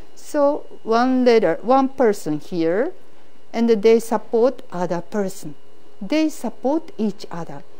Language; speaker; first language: English; non-native, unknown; Japanese